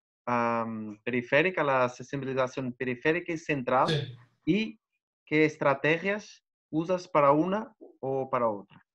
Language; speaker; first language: Spanish; non-native, learner; Portuguese